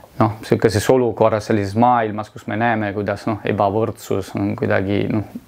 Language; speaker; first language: Estonian; non-native, fluent; Italian